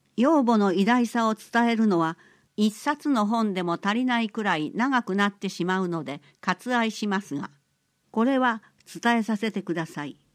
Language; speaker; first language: Japanese; early bilingual, other home language; Persian